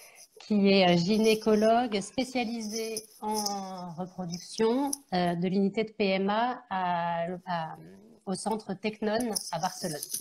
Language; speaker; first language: French; native; French